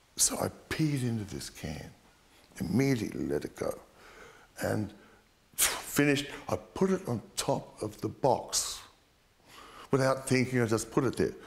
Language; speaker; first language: English; native; English